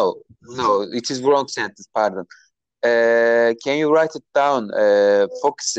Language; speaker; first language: English; non-native, learner; Turkish